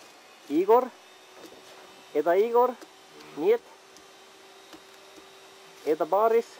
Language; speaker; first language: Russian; non-native, learner; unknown